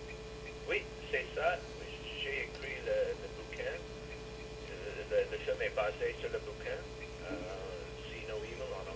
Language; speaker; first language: French; non-native, fluent; English